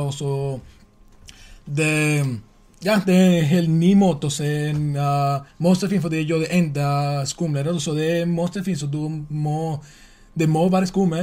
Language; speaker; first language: Norwegian; non-native, learner; Swedish